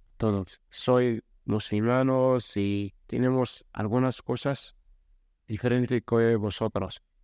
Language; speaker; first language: Spanish; non-native, learner; Arabic